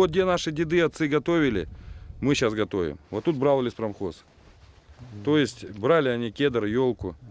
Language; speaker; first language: Russian; native; Russian